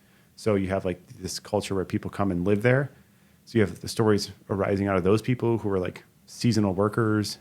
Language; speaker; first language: English; native; English